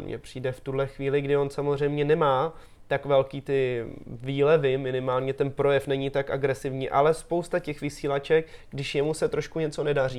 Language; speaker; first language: Czech; native; Czech